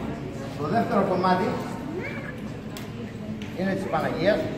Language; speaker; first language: Greek; native; Greek